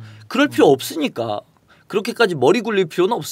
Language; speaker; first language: Korean; native; Korean